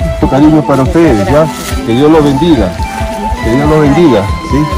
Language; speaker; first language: Spanish; native; Spanish